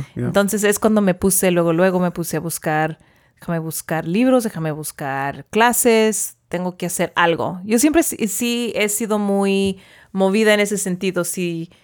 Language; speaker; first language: Spanish; early bilingual, heritage; Spanish